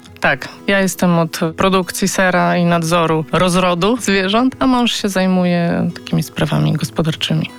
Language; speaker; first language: Polish; native; Polish